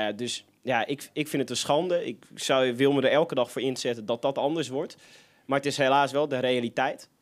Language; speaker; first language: Dutch; native; Dutch